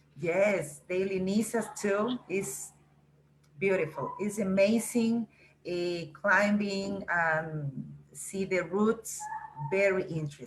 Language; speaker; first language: English; non-native, learner; Spanish